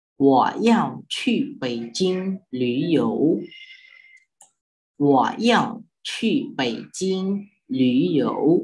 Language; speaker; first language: Chinese; non-native, fluent; Khmer